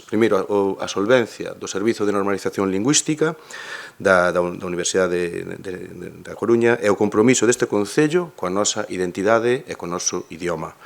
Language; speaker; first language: Galician; native; Galician